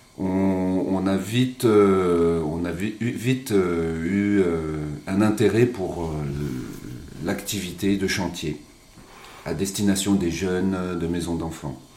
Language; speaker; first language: French; native; French